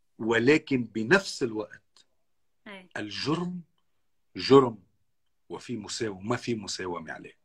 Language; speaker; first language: Arabic; native; Arabic